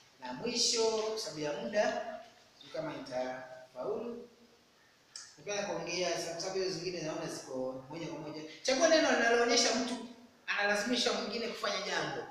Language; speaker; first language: Swahili; non-native, local second language; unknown